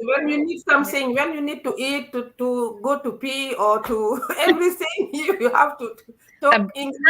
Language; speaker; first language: English; non-native, learner; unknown